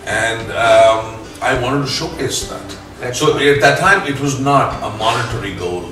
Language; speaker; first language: English; non-native, local second language; Punjabi